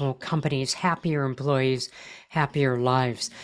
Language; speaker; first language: English; native; English